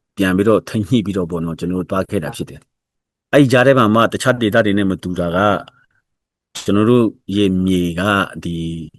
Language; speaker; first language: Burmese; non-native, local second language; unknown